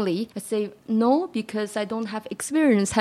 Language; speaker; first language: English; non-native, fluent; Chinese